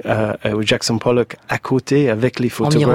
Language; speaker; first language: French; non-native, fluent; English